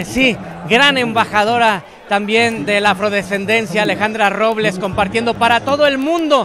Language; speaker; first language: Spanish; native; Spanish